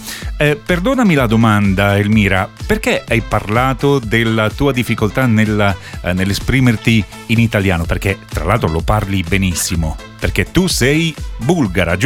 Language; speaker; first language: Italian; native; Italian